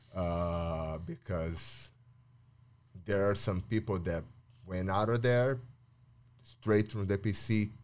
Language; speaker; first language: English; non-native, fluent; Portuguese